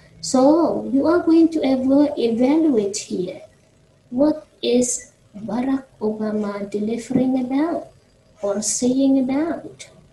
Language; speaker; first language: English; non-native, fluent; Indonesian